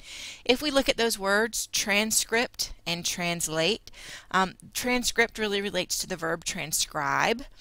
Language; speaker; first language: English; native; English